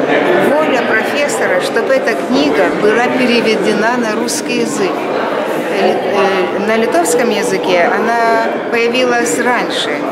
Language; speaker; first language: Russian; non-native, local second language; Lithuanian